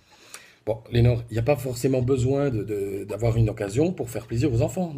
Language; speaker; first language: French; native; French